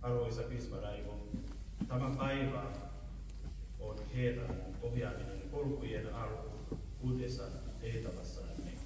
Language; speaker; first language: Finnish; non-native, fluent; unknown